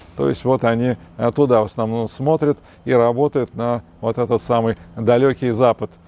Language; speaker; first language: Russian; native; Russian